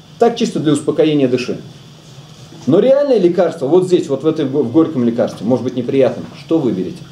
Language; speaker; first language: Russian; native; Russian